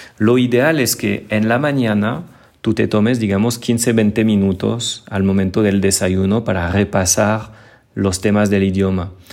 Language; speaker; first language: Spanish; non-native, fluent; French